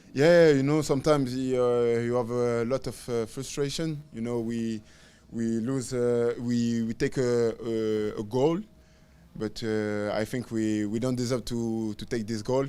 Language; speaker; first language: English; non-native, learner; French